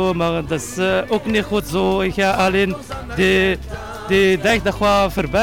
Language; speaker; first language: Dutch; non-native, learner; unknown